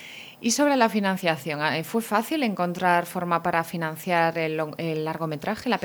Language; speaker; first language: Spanish; native; Spanish